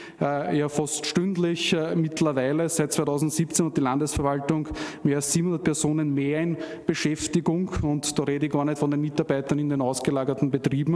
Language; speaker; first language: German; native; German